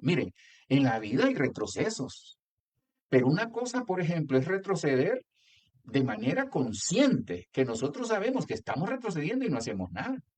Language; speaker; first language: Spanish; native; Spanish